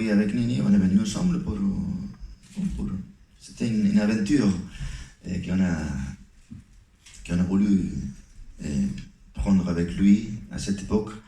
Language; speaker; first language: French; non-native, fluent; Spanish